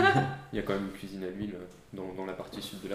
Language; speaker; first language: French; native; French